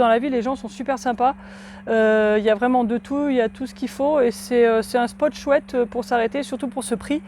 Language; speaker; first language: French; native; French